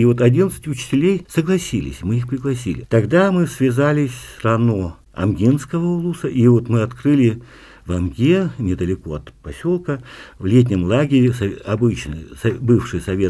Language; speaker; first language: Russian; non-native, local second language; Yakut